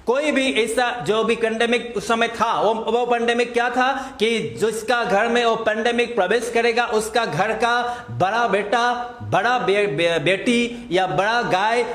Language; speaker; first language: Hindi; non-native, local second language; Assamese